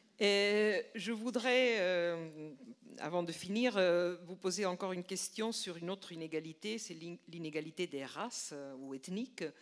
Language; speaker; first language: French; non-native, fluent; Spanish